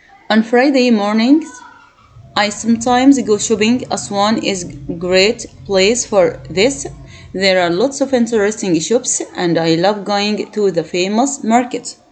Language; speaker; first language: English; non-native, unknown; Arabic